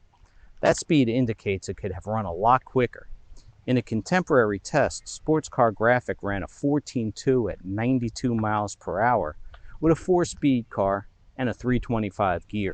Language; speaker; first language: English; native; English